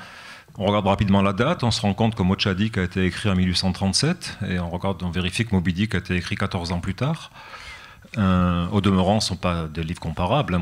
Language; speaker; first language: French; native; French